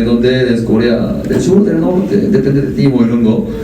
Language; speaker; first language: Spanish; non-native, fluent; Korean